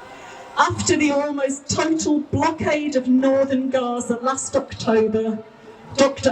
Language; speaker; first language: English; native; English